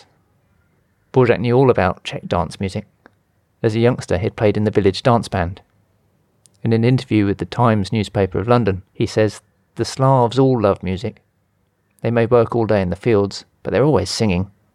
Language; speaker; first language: English; native; English